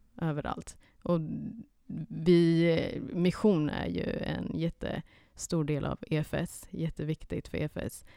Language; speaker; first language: Swedish; early bilingual, other home language; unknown